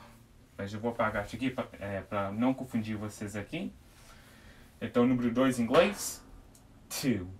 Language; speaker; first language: Portuguese; early bilingual, heritage; English